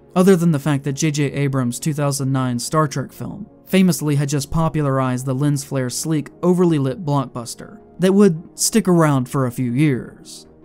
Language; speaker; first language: English; native; English